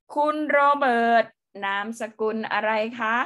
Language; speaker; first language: Thai; native; Thai